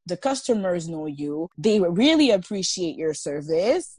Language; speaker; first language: English; non-native, fluent; French